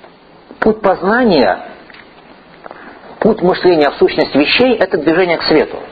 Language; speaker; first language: Russian; native; Russian